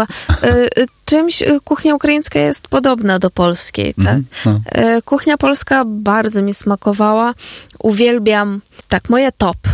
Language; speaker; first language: Polish; non-native, fluent; Ukrainian